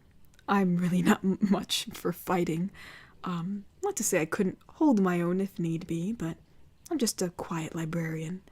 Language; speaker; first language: English; native; English